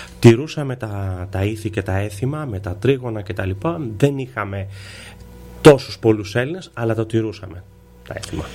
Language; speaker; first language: Greek; early bilingual, heritage; Greek